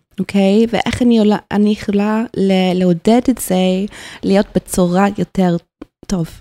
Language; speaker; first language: Hebrew; non-native, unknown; English